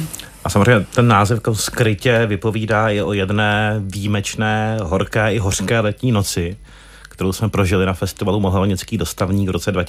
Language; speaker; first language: Czech; native; Czech